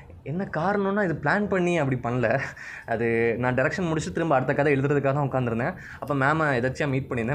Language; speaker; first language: Tamil; native; Tamil